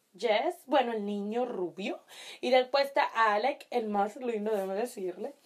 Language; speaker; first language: Spanish; early bilingual, heritage; Spanish